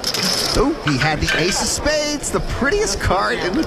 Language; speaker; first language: English; native; English